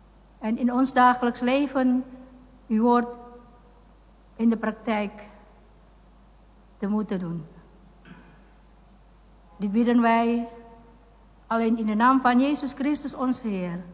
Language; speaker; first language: Dutch; non-native, fluent; Indonesian